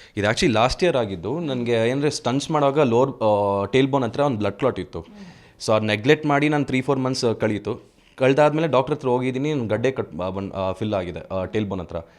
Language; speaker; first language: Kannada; native; Kannada